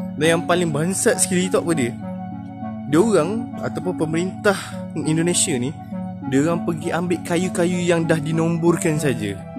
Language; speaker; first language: Malay; native; Malay